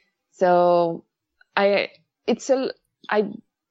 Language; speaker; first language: English; non-native, learner; French